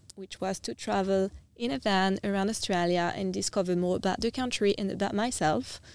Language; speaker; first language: English; non-native, fluent; French